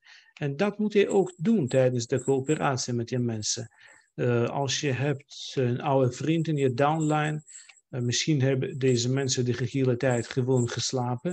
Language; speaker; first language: Dutch; non-native, fluent; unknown